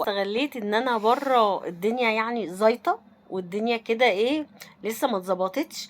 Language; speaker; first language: Arabic; native; Arabic